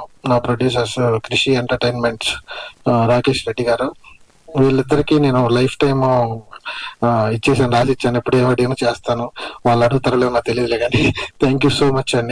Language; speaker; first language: Telugu; native; Telugu